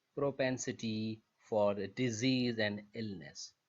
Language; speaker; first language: English; non-native, local second language; Urdu